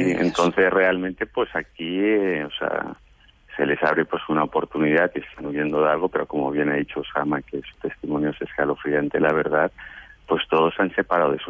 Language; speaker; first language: Spanish; native; Spanish